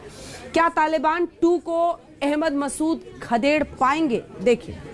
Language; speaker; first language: Hindi; native; Hindi